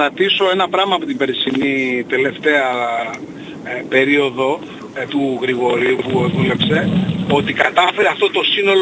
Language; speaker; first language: Greek; non-native, fluent; Italian